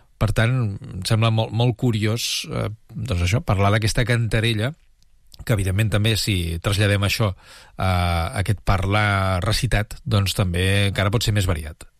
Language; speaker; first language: Catalan; native; Catalan